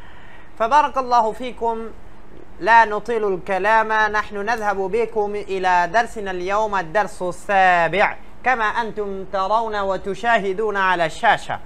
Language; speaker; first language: Arabic; non-native, fluent; Bangla